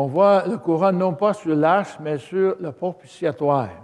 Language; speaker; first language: French; native; French